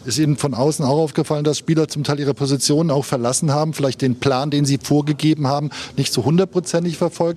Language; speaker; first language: German; native; German